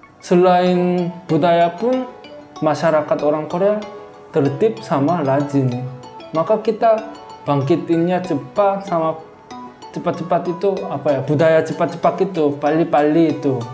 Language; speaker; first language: Indonesian; non-native, fluent; Korean